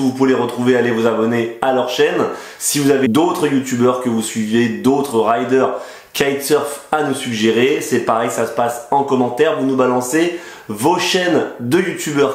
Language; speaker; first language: French; native; French